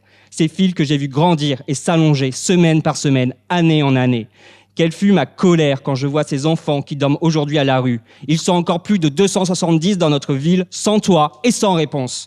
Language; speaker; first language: French; native; French